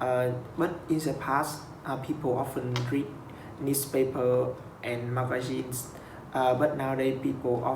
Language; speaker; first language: English; non-native, learner; Vietnamese